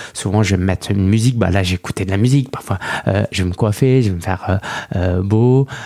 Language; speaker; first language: French; early bilingual, other home language; Chinese